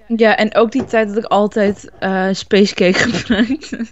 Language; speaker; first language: Dutch; native; Dutch